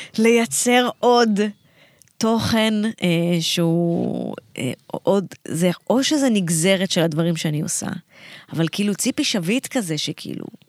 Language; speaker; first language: Hebrew; early bilingual, other home language; Russian